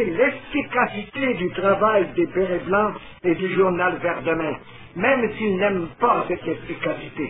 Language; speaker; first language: French; native; French